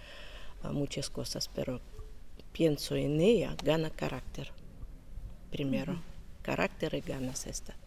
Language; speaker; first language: Spanish; non-native, learner; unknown